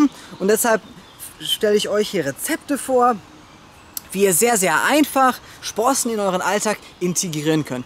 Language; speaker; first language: German; native; German